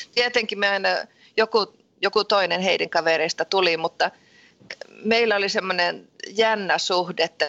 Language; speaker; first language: Finnish; early bilingual, heritage; Finnish